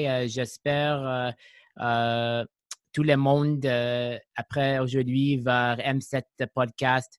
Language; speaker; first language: French; non-native, learner; English